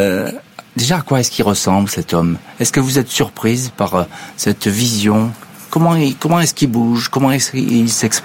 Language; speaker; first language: French; native; French